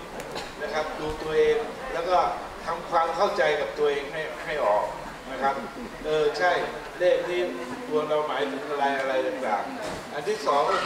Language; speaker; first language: Thai; native; Thai